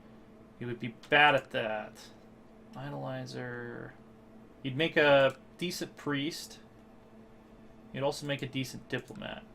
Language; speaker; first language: English; native; English